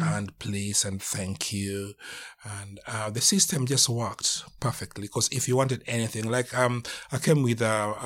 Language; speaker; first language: English; non-native, local second language; Luo (Kenya and Tanzania)